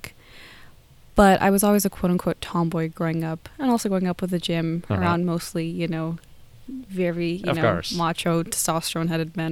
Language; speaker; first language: English; native; English